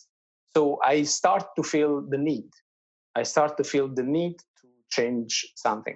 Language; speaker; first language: English; non-native, fluent; Italian